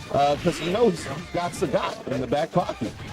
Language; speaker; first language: English; native; English